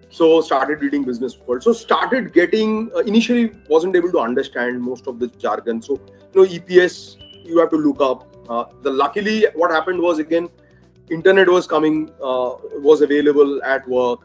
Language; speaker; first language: English; non-native, local second language; Bangla